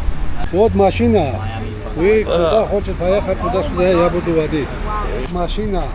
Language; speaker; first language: Russian; non-native, local second language; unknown